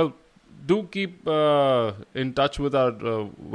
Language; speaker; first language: English; non-native, local second language; Kannada